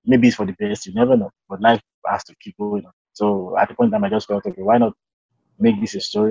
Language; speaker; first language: English; non-native, local second language; Yoruba